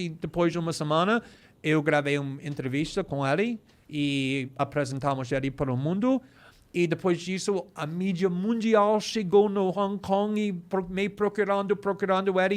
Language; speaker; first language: Portuguese; non-native, fluent; English